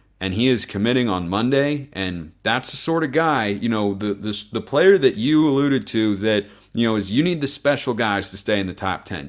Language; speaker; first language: English; native; English